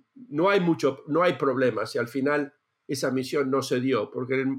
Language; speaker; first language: Spanish; native; Spanish